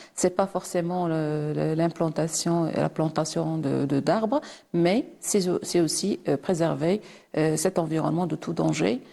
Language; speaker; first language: French; non-native, local second language; Arabic